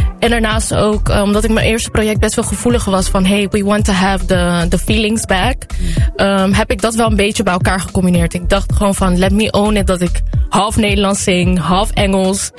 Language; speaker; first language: Dutch; native; Dutch